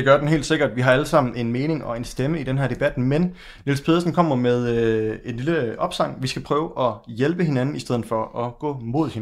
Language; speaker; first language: Danish; native; Danish